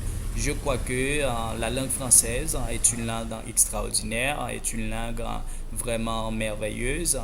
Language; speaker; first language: French; non-native, fluent; Spanish